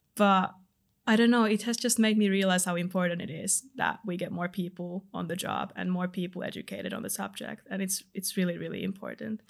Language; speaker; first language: English; non-native, fluent; Finnish